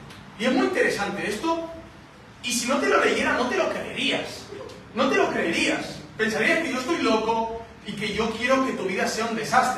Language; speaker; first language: Spanish; native; Spanish